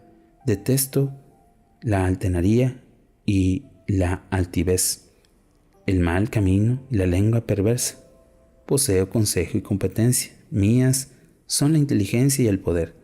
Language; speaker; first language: Spanish; native; Spanish